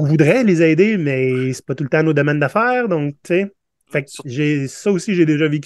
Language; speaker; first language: French; native; French